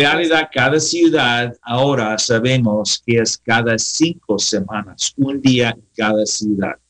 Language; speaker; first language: Spanish; non-native, learner; English